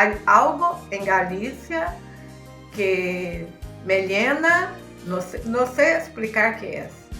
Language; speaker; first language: Spanish; early bilingual, heritage; Spanish